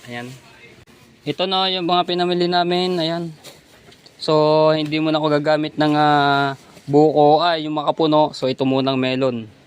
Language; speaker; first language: Filipino; native; Filipino